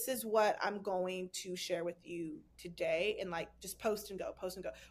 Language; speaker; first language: English; native; English